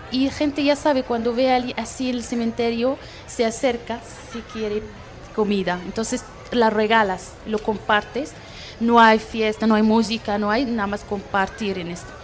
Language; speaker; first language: Spanish; non-native, fluent; Arabic